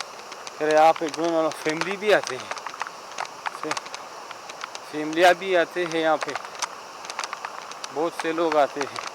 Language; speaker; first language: Hindi; non-native, local second language; Pashto